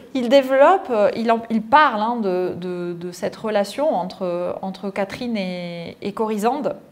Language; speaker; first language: French; native; French